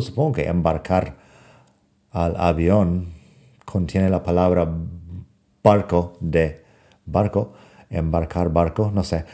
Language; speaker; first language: Spanish; non-native, fluent; English